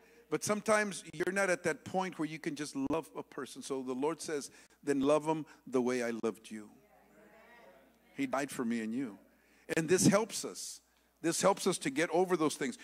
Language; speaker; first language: English; native; English